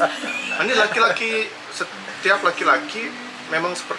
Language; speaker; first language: Indonesian; non-native, local second language; Balinese